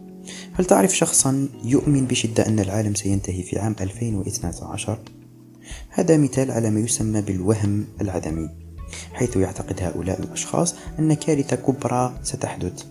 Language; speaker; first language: Arabic; native; Arabic